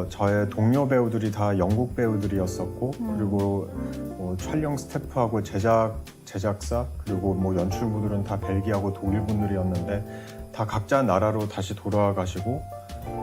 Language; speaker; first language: Korean; early bilingual, heritage; Korean